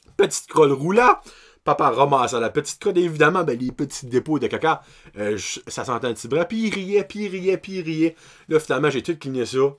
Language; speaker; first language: French; native; French